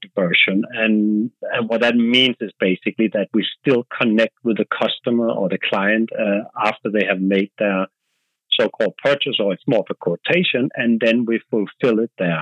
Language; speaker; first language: English; non-native, fluent; Danish